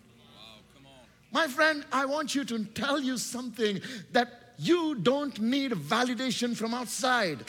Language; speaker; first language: English; non-native, local second language; Hindi